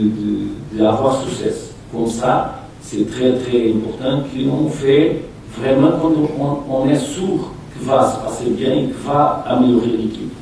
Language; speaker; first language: French; non-native, fluent; Portuguese